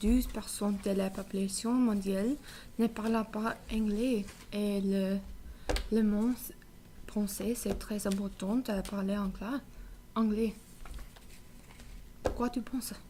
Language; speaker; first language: French; non-native, learner; English